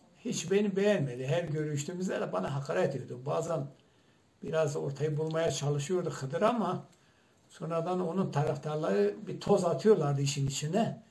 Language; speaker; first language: Turkish; non-native, local second language; Zaza